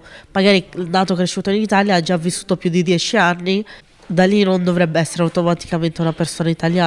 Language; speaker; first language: Italian; early bilingual, other home language; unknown